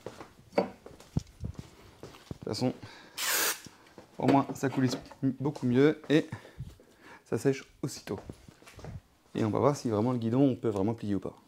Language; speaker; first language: French; native; French